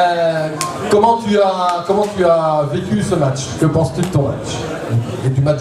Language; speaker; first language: French; native; French